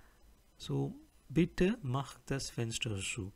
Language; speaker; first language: German; non-native, fluent; English